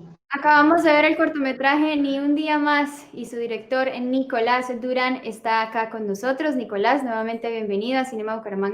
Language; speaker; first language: Spanish; native; Spanish